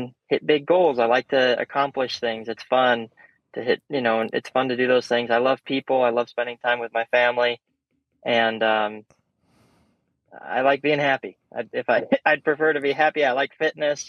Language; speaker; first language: English; native; English